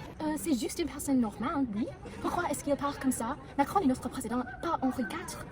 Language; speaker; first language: French; non-native, learner; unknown